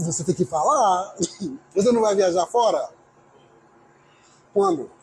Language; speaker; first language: Portuguese; non-native, fluent; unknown